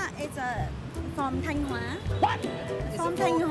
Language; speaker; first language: English; non-native, learner; Vietnamese